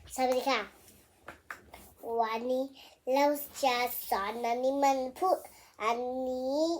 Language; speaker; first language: Thai; early bilingual, heritage; Thai